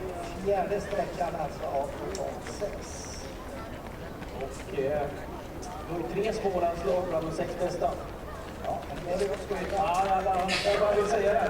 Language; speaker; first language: Swedish; native; Swedish